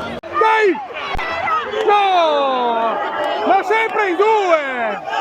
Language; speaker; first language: Italian; native; Italian